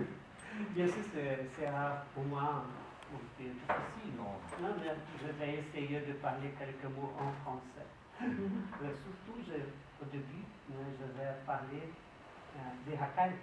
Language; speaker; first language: French; non-native, learner; Portuguese